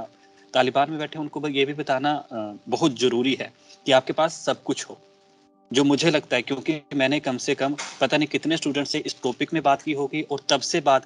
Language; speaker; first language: Hindi; native; Hindi